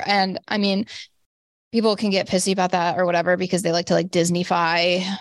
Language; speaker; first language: English; native; English